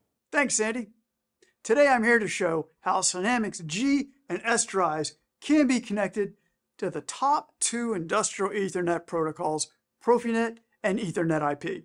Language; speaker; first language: English; native; English